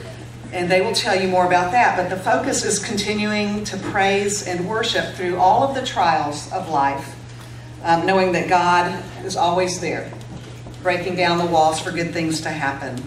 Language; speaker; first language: English; native; English